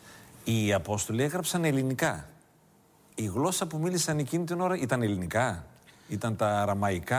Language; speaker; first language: Greek; native; Greek